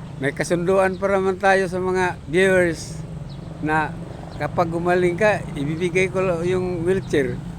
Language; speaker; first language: Filipino; non-native, local second language; Cebuano